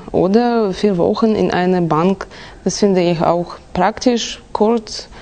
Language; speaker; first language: German; non-native, fluent; Russian